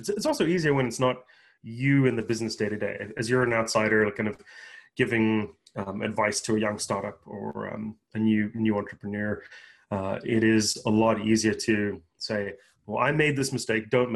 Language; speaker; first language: English; native; English